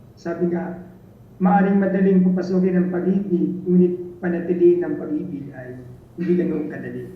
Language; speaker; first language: Filipino; native; Filipino